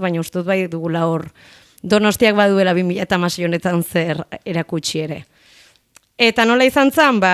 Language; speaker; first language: Basque; native; Basque